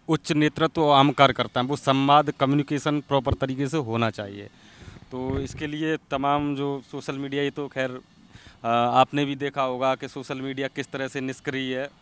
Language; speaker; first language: Hindi; native; Hindi